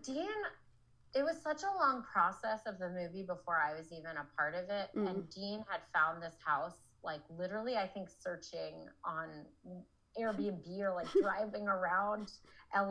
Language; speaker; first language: English; native; English